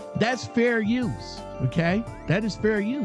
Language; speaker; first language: English; native; English